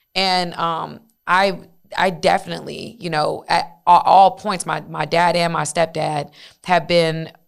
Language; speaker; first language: English; native; English